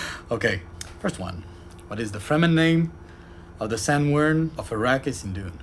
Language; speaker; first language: English; non-native, fluent; French